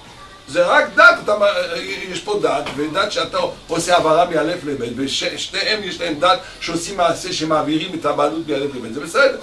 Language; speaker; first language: Hebrew; non-native, fluent; French